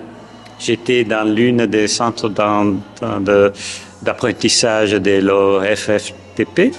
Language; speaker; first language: French; non-native, fluent; Italian